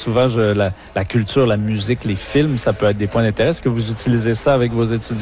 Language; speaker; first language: French; native; French